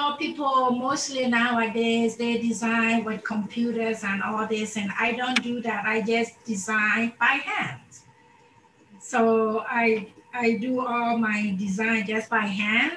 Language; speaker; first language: English; non-native, local second language; Akan